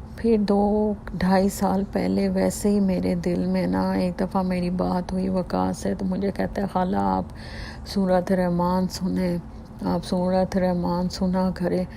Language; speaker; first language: Urdu; native; Urdu